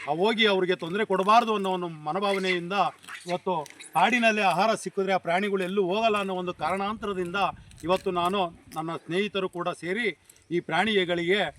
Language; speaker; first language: Kannada; native; Kannada